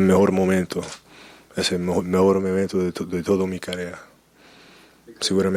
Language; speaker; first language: Spanish; non-native, fluent; English